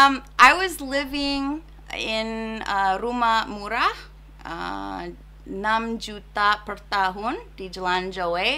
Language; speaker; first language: Indonesian; non-native, fluent; English